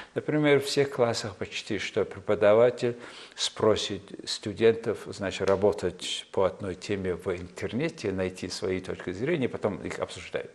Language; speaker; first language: Russian; non-native, fluent; Mongolian